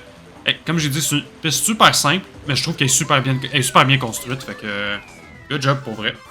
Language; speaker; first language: French; native; French